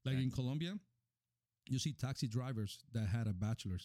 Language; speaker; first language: English; non-native, fluent; Spanish